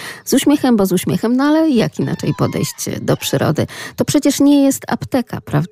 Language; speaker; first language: Polish; native; Polish